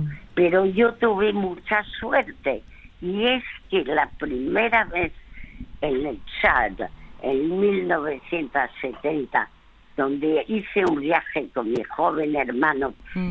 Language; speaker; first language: Spanish; early bilingual, other home language; French